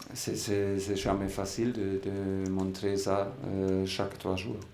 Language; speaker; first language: French; non-native, fluent; German